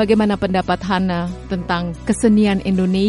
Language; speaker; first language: Indonesian; native; Indonesian